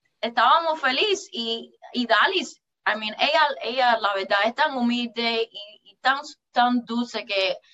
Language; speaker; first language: Spanish; early bilingual, heritage; English